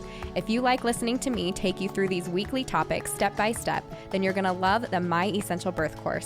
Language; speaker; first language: English; native; English